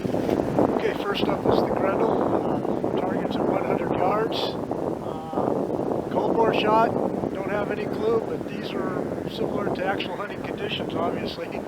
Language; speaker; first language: English; native; English